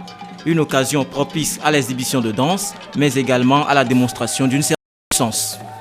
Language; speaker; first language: French; native; French